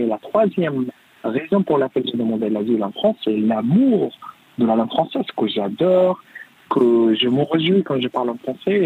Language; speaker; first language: French; non-native, fluent; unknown